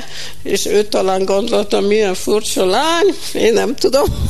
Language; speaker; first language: Hungarian; early bilingual, heritage; Hungarian